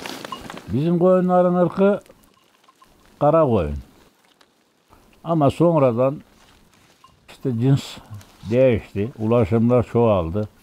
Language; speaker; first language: Turkish; native; Turkish